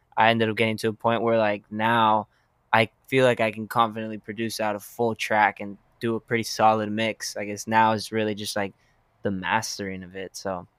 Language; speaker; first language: English; early bilingual, other home language; Spanish